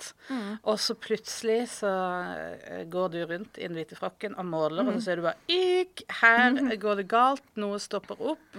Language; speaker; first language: Norwegian; native; Norwegian